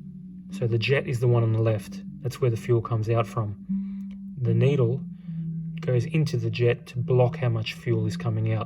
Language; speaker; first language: English; native; English